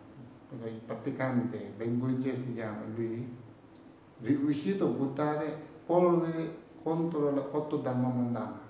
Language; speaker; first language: Italian; non-native, learner; Tibetan